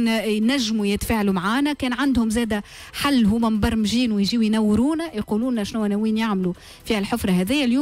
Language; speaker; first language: Arabic; native; Arabic